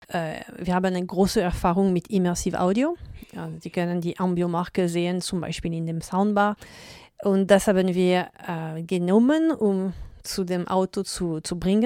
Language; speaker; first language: German; non-native, learner; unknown